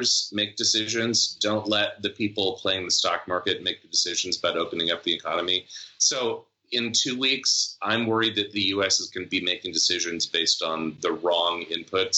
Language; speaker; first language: English; native; English